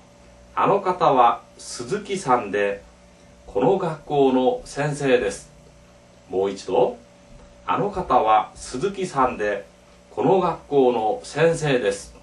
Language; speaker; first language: Japanese; non-native, fluent; Korean